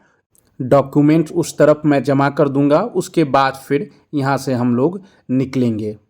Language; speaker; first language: Hindi; native; Hindi